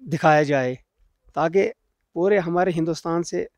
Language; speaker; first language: Hindi; native; Hindi